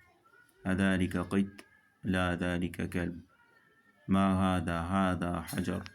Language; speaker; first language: Arabic; non-native, fluent; French